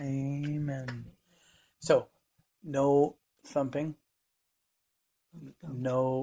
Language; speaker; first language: English; native; English